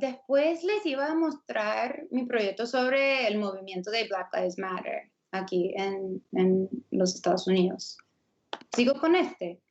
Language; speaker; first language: Spanish; non-native, fluent; English